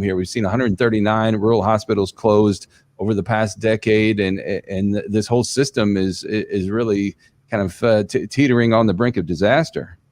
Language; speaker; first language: English; native; English